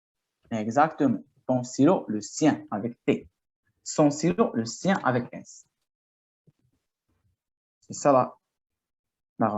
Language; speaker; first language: French; non-native, fluent; Arabic